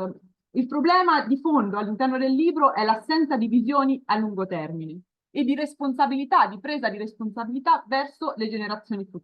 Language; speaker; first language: Italian; native; Italian